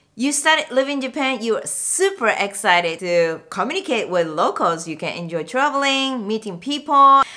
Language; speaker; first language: English; non-native, fluent; Japanese